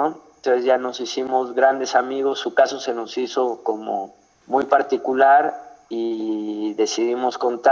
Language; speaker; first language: Spanish; native; Spanish